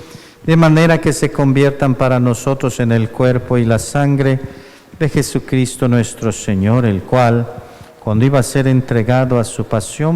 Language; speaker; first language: Spanish; native; Spanish